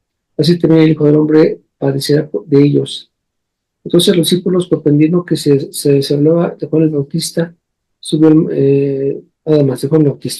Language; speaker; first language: Spanish; native; Spanish